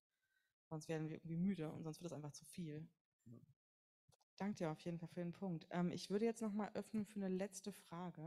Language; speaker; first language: German; native; German